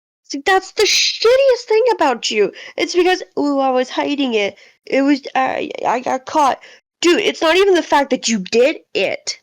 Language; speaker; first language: English; native; English